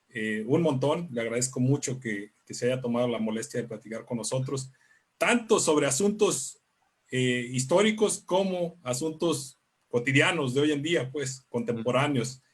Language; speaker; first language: Spanish; native; Spanish